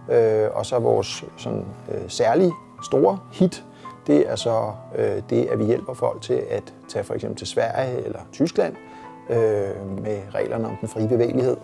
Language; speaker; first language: Danish; native; Danish